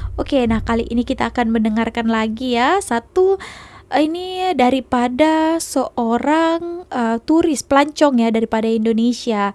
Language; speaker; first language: Indonesian; native; Indonesian